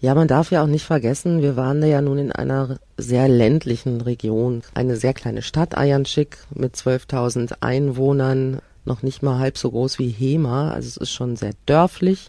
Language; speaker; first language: German; native; German